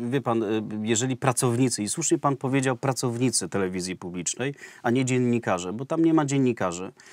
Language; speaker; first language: Polish; native; Polish